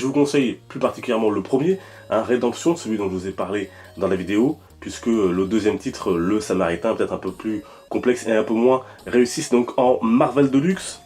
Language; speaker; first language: French; native; French